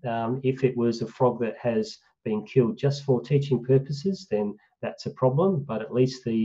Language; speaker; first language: English; native; English